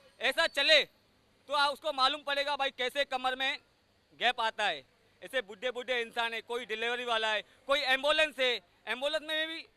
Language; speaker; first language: Hindi; non-native, local second language; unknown